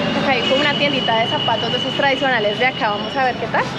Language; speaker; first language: Spanish; native; Spanish